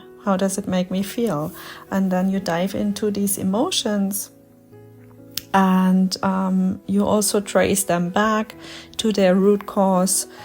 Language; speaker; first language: English; non-native, fluent; German